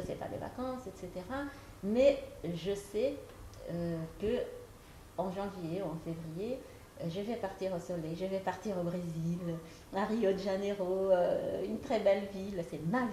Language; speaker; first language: French; non-native, fluent; Portuguese